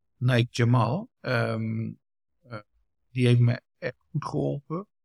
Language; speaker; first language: Dutch; early bilingual, other home language; Kurdish